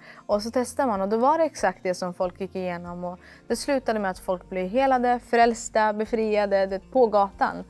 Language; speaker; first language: Swedish; native; Swedish